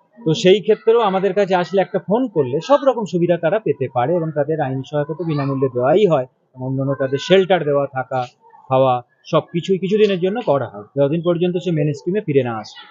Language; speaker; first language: Bangla; native; Bangla